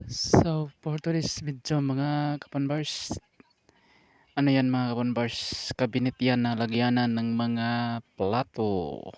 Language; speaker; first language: Filipino; non-native, local second language; Cebuano